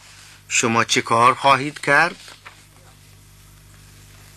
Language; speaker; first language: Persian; non-native, fluent; Urdu